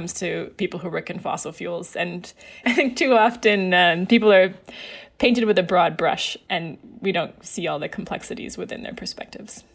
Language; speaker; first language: English; native; English